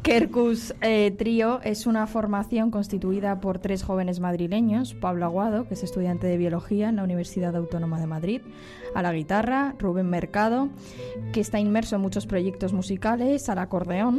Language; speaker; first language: Spanish; native; Spanish